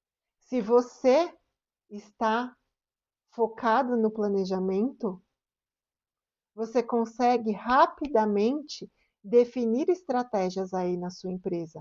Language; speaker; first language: Portuguese; native; Portuguese